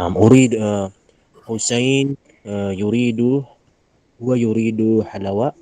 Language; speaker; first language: Arabic; non-native, learner; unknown